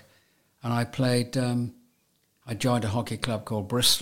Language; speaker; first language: English; native; English